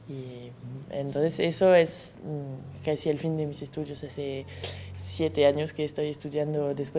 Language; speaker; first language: Spanish; non-native, fluent; French